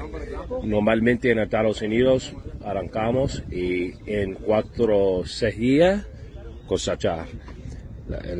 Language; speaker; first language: Spanish; non-native, learner; English